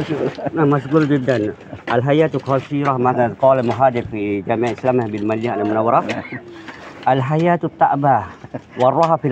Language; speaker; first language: Arabic; non-native, learner; Malay